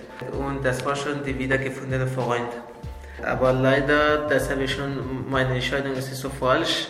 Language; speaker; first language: German; non-native, learner; Azerbaijani